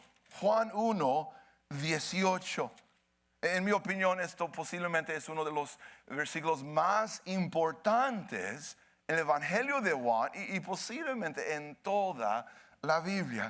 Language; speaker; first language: Spanish; early bilingual, heritage; Spanish